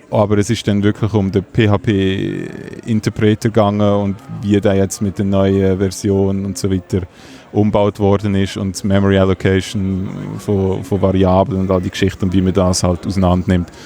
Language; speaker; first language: German; native; German